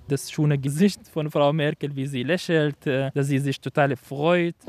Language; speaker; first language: German; non-native, learner; Arabic